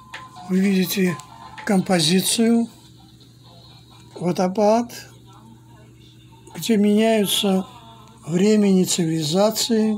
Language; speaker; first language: Russian; non-native, fluent; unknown